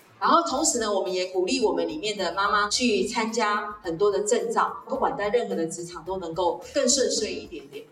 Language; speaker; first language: Chinese; native; Chinese